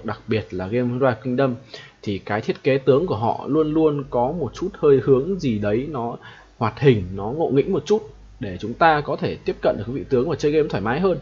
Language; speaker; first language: Vietnamese; native; Vietnamese